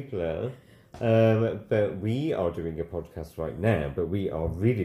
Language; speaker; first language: English; native; English